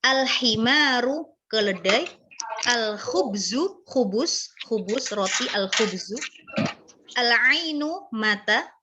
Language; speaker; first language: Arabic; non-native, fluent; Indonesian